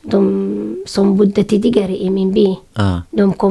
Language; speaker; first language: Swedish; non-native, learner; Syriac